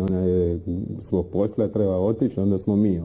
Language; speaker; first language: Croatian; non-native, fluent; Spanish